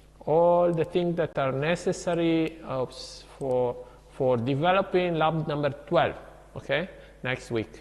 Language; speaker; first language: English; non-native, fluent; Italian